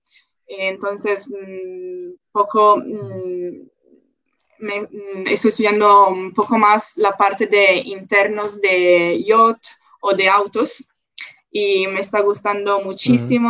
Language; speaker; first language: Spanish; non-native, local second language; Italian